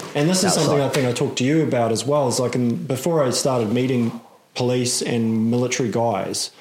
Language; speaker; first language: English; native; English